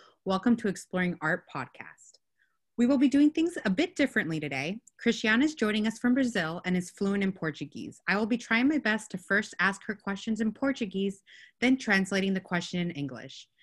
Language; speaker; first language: English; native; English